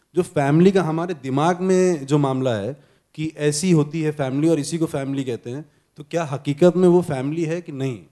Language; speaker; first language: Hindi; native; Hindi